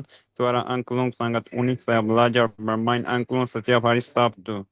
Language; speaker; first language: Indonesian; non-native, learner; Turkish